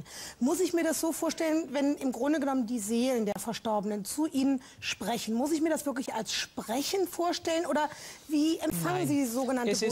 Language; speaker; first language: German; native; German